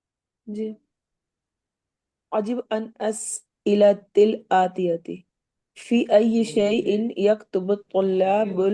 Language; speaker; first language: Arabic; non-native, learner; Urdu